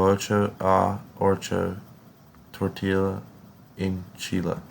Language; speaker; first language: Spanish; non-native, learner; English